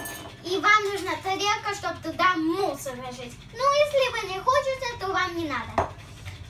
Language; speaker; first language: Russian; early bilingual, heritage; Russian